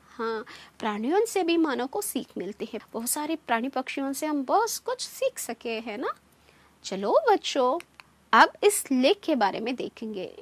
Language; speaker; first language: Hindi; non-native, local second language; Kannada